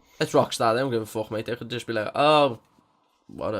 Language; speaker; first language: English; native; English